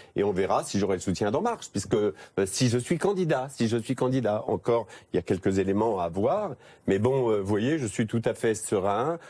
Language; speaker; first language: French; native; French